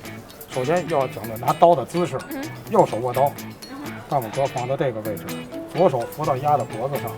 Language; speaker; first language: Chinese; native; Chinese